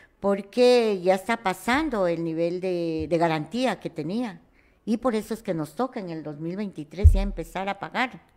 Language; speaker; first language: Spanish; native; Spanish